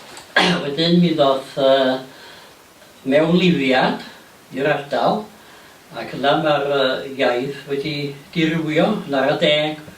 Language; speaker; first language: Welsh; native; Welsh